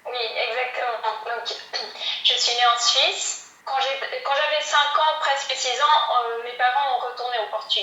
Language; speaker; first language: French; early bilingual, heritage; Portuguese